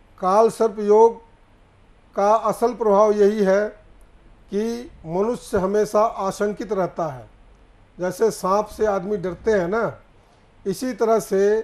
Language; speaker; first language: Hindi; native; Hindi